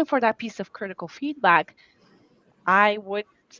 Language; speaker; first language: English; non-native, fluent; Polish